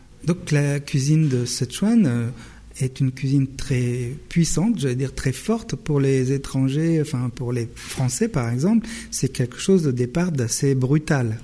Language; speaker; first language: French; native; French